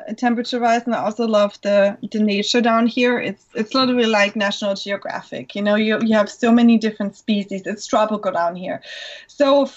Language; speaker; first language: English; non-native, fluent; German